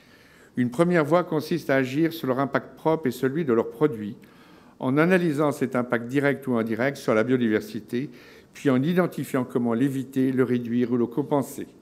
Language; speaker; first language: French; native; French